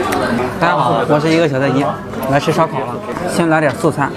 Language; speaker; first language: Chinese; native; Chinese